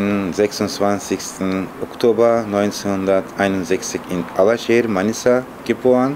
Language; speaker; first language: German; non-native, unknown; Turkish